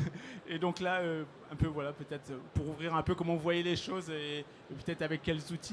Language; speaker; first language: French; native; French